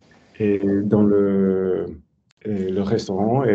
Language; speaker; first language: French; non-native, learner; English